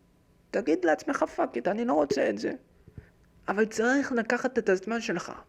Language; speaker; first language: Hebrew; early bilingual, heritage; Hebrew